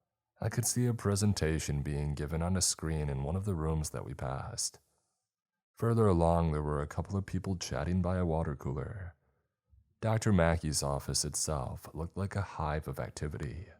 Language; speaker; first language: English; native; English